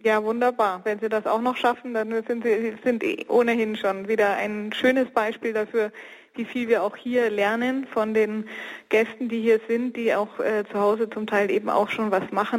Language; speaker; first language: German; native; German